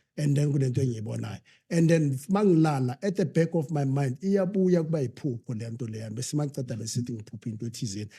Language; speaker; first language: Zulu; non-native, local second language; Southern Sotho